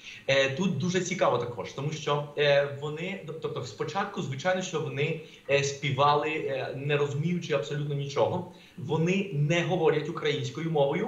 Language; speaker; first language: Ukrainian; non-native, fluent; Spanish